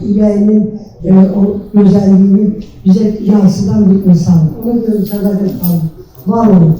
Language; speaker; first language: Azerbaijani; non-native, local second language; Lezghian